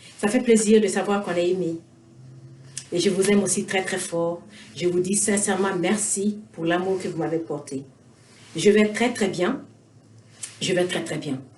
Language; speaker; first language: French; non-native, local second language; Bambara